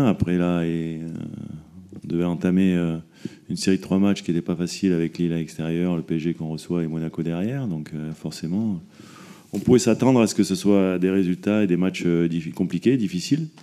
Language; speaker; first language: French; native; French